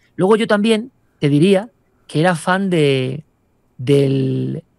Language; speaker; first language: Spanish; native; Spanish